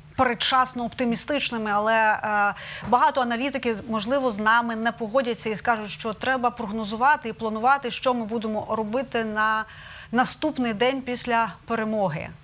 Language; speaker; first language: Ukrainian; native; Ukrainian